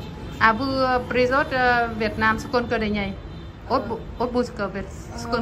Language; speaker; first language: Russian; non-native, learner; Vietnamese